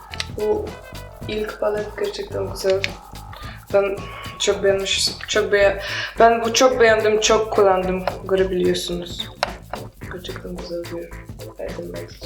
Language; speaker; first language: Turkish; non-native, learner; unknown